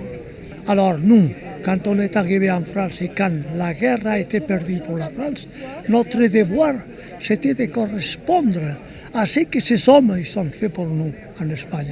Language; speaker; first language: French; non-native, fluent; Spanish